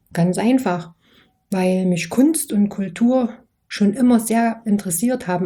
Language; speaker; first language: German; native; German